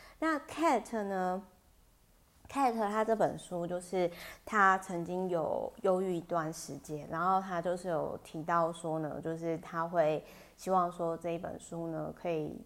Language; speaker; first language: Chinese; native; Chinese